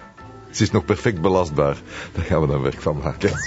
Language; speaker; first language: Dutch; native; Dutch